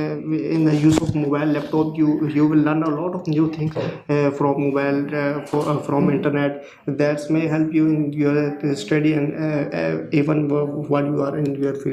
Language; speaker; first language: English; non-native, learner; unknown